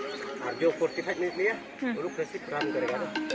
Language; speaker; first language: Hindi; non-native, local second language; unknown